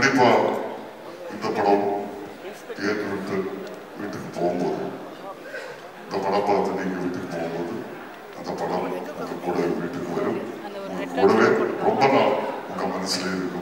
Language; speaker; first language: Tamil; non-native, fluent; Malayalam